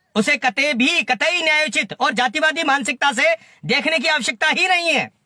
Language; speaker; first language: Hindi; native; Hindi